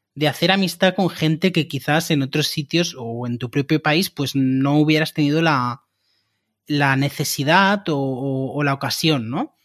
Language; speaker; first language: Spanish; native; Spanish